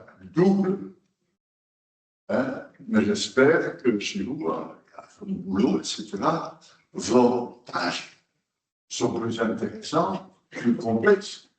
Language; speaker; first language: French; non-native, local second language; Dutch